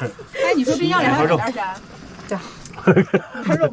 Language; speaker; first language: Chinese; native; Chinese